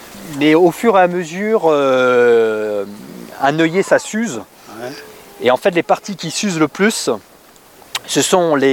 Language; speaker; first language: French; native; French